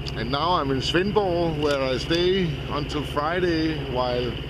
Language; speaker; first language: English; non-native, fluent; Danish